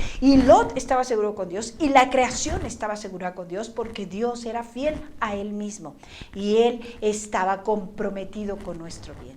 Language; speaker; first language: Spanish; native; Spanish